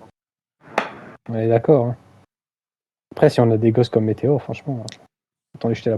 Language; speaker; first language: French; native; French